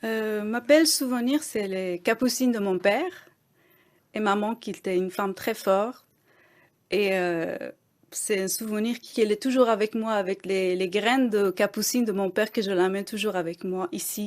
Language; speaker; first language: French; non-native, fluent; Persian